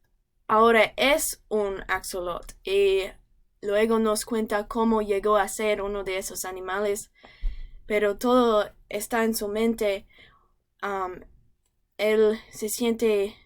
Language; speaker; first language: Spanish; non-native, learner; English